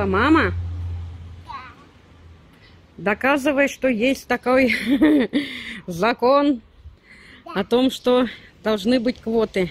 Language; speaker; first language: Russian; native; Russian